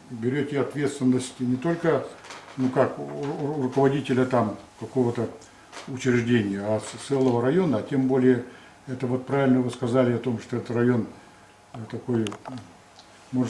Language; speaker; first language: Russian; non-native, local second language; Yakut